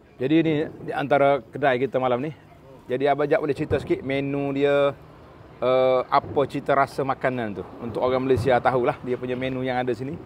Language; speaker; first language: Malay; native; Malay